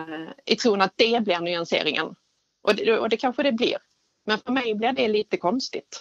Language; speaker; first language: Swedish; native; Swedish